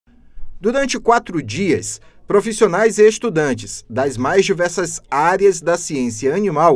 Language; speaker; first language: Portuguese; native; Portuguese